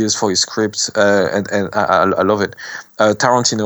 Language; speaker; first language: English; non-native, fluent; French